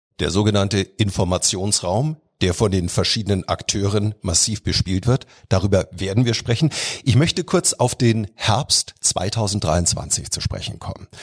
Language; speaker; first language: German; native; German